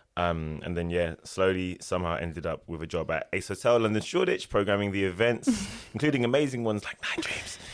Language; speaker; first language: English; native; English